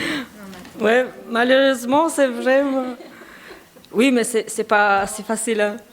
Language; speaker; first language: French; non-native, learner; Albanian